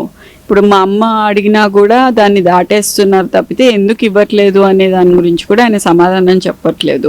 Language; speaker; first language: Telugu; native; Telugu